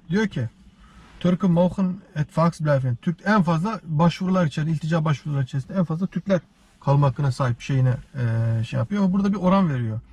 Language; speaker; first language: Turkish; native; Turkish